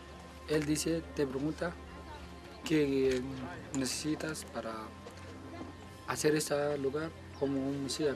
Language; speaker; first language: Spanish; non-native, learner; Arabic